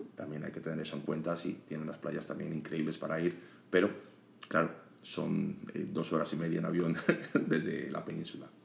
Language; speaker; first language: Spanish; native; Spanish